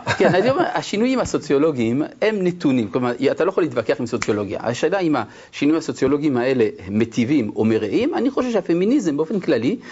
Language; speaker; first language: Hebrew; native; Hebrew